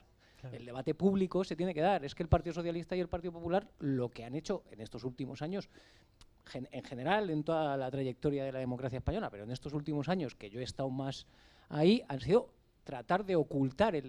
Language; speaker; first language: Spanish; native; Spanish